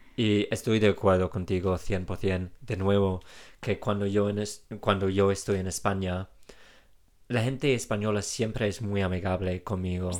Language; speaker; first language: Spanish; non-native, fluent; English